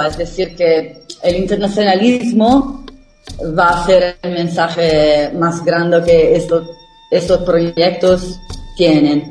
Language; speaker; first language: Spanish; non-native, fluent; Italian